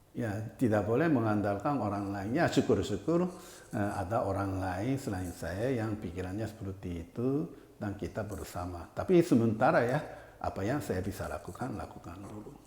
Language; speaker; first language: Indonesian; non-native, fluent; Japanese